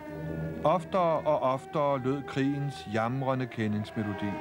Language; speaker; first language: Danish; native; Danish